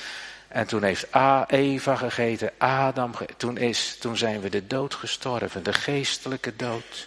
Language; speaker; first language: Dutch; native; Dutch